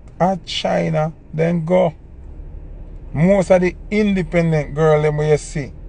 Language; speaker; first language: English; non-native, local second language; Jamaican Creole English